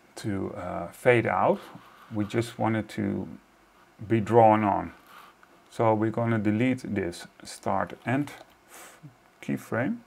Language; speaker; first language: English; non-native, fluent; Dutch